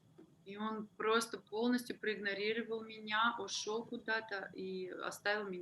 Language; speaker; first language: Russian; native; Russian